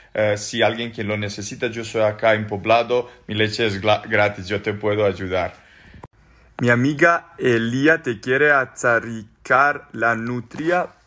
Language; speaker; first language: Spanish; non-native, fluent; Serbian